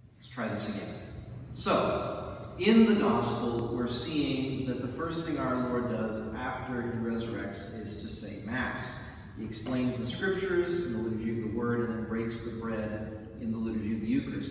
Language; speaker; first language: English; native; English